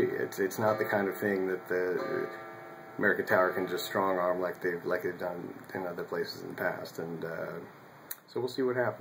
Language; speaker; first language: English; native; English